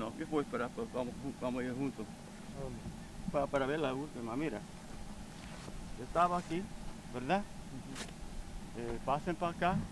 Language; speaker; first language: Spanish; non-native, learner; English